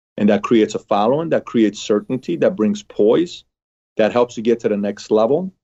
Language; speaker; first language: English; early bilingual, other home language; Persian